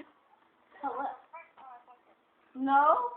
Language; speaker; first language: English; native; English